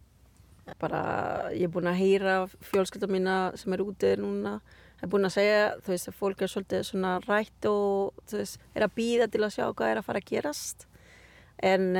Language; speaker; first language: Icelandic; non-native, learner; Spanish